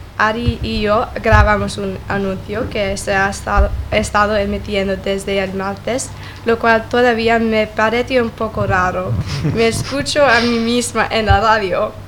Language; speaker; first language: Spanish; non-native, learner; English